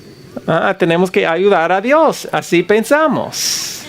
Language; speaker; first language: Spanish; non-native, fluent; English